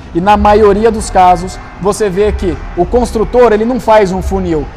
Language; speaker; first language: Portuguese; native; Portuguese